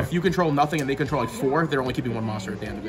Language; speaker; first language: English; native; English